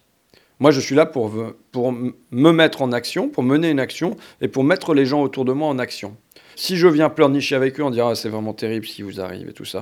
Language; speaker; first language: French; native; French